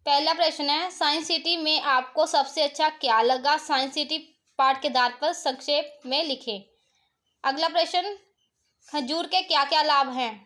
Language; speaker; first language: Hindi; non-native, local second language; Punjabi